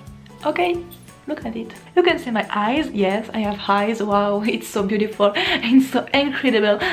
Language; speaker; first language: English; non-native, learner; French